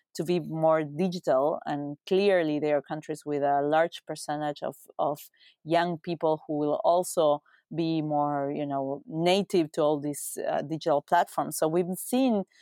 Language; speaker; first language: English; non-native, fluent; Spanish